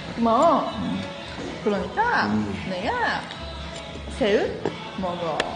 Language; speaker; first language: Korean; non-native, learner; Japanese